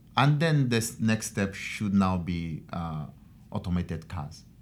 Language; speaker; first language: English; non-native, local second language; Igbo